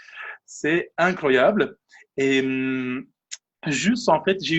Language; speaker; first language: French; non-native, fluent; Turkish